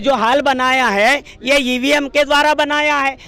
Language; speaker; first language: Hindi; non-native, local second language; Marathi